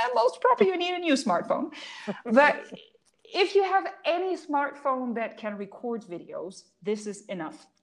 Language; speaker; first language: English; non-native, fluent; German